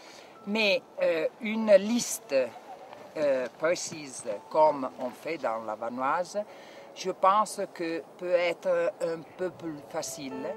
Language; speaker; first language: French; non-native, learner; Italian